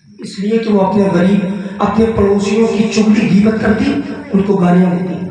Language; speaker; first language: Urdu; native; Urdu